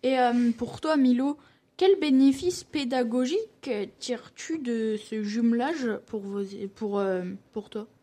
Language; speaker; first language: French; native; French